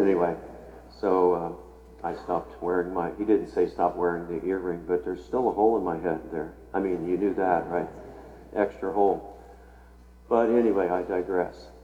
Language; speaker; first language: English; native; English